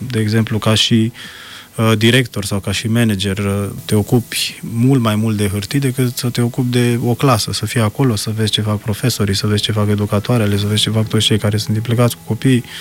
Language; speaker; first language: Romanian; early bilingual, heritage; Romanian